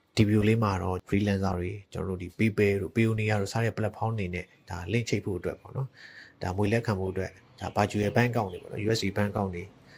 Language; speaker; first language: Burmese; native; Burmese